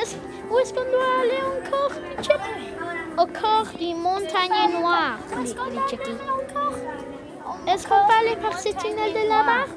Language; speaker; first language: French; non-native, learner; English